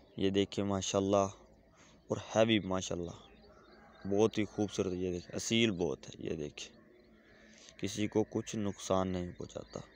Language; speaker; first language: Urdu; non-native, local second language; Punjabi